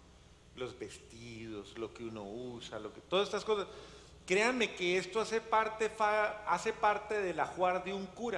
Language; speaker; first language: Spanish; native; Spanish